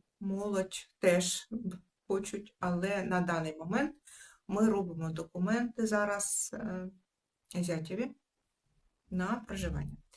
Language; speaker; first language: Ukrainian; native; Ukrainian